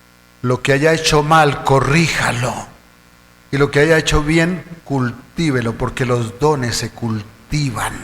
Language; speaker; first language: Spanish; native; Spanish